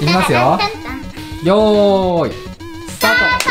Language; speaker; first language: Japanese; native; Japanese